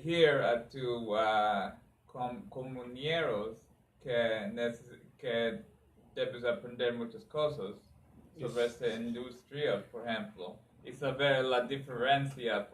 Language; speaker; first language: Spanish; non-native, learner; English